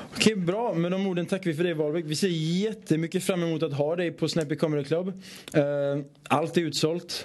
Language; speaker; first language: Swedish; early bilingual, other home language; Persian